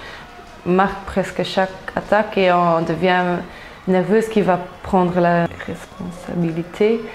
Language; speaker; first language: French; non-native, local second language; Dutch